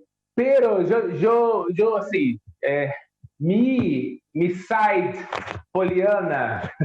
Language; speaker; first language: Spanish; non-native, learner; Portuguese